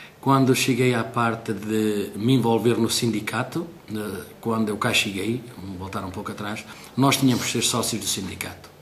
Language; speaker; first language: Portuguese; native; Portuguese